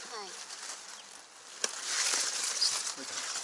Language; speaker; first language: Japanese; non-native, learner; Vietnamese